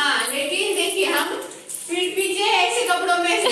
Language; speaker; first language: Hindi; non-native, local second language; Marathi